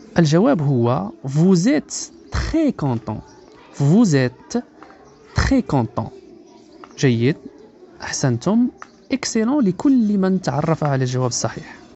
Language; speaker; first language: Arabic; native; Arabic